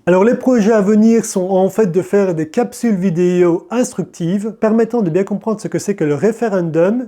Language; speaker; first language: French; native; French